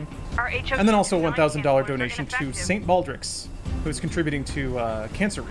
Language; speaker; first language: English; native; English